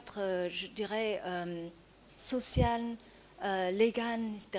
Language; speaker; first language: French; non-native, fluent; Vietnamese